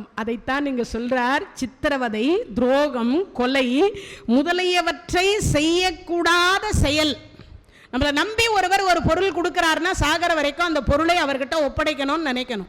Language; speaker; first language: Tamil; native; Tamil